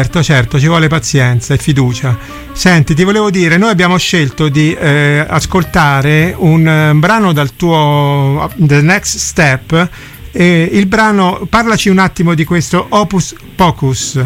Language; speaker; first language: Italian; native; Italian